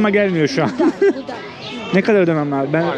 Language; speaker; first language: Turkish; native; Turkish